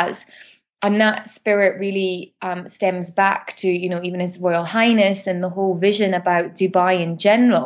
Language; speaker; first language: English; native; English